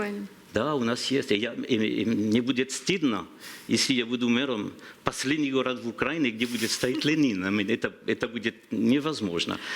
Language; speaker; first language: Russian; non-native, learner; French